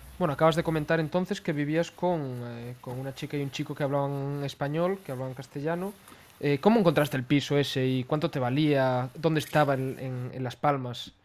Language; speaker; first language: Spanish; native; Spanish